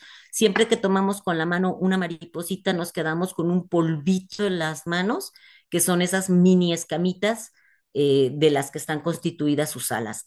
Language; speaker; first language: Spanish; native; Spanish